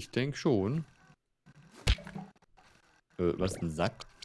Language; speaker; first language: German; native; German